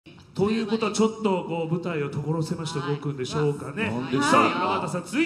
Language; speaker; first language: Japanese; native; Japanese